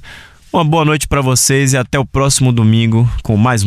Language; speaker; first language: Portuguese; native; Portuguese